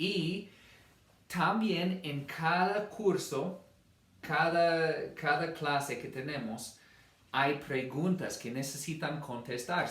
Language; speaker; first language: Spanish; non-native, fluent; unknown